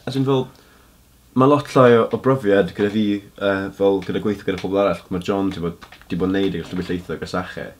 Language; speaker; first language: Welsh; native; Welsh